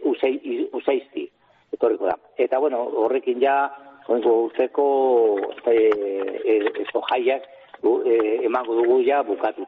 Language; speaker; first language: Basque; native; Basque